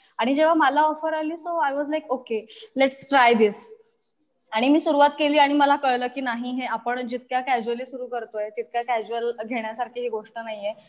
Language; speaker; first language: Marathi; native; Marathi